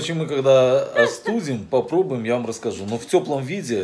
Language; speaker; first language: Russian; native; Russian